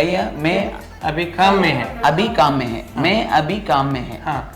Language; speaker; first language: Hindi; non-native, local second language; Kannada